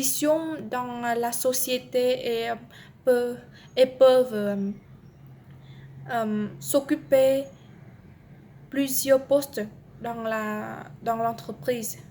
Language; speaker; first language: French; non-native, learner; Vietnamese